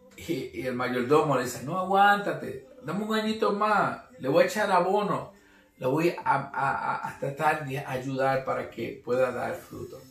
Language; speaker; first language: Spanish; native; Spanish